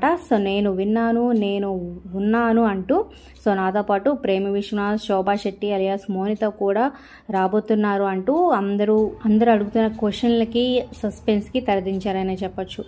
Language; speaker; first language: Telugu; native; Telugu